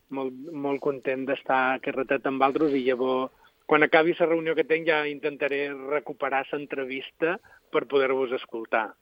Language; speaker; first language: Catalan; native; Catalan